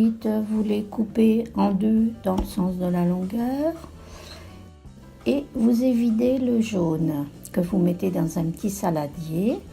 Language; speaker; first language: French; native; French